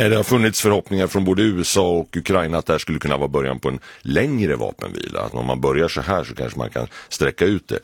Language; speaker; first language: Swedish; native; Swedish